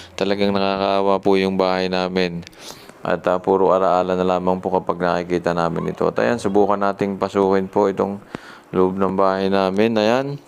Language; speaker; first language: Filipino; native; Filipino